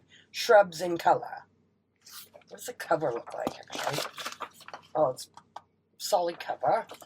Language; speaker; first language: English; native; English